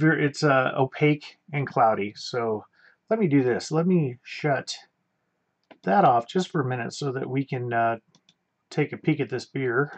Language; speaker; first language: English; native; English